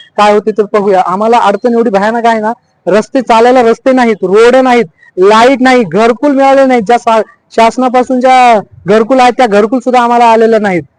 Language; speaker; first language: Marathi; non-native, local second language; Lambadi